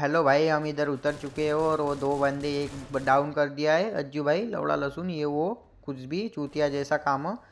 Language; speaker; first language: Hindi; non-native, local second language; Marathi